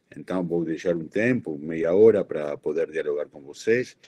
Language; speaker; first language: Portuguese; non-native, learner; Spanish